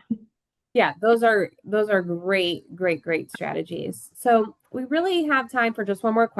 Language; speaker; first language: English; native; English